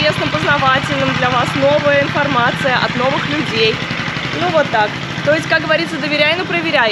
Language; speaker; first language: Russian; native; Russian